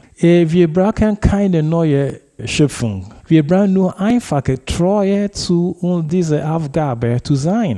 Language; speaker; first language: German; non-native, fluent; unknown